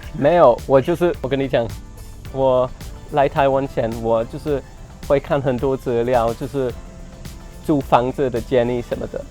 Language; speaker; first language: Chinese; non-native, fluent; English